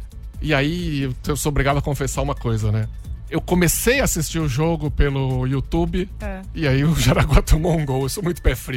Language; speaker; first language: Portuguese; native; Portuguese